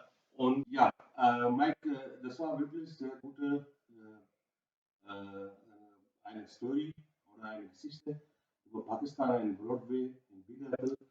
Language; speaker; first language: German; non-native, learner; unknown